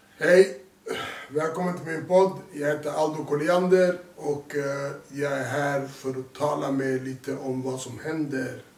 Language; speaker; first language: Swedish; early bilingual, other home language; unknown